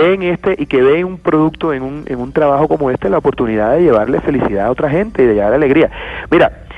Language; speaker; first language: Spanish; native; Spanish